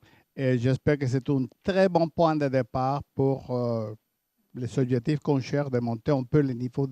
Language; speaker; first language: French; native; French